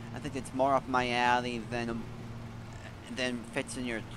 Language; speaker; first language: English; native; English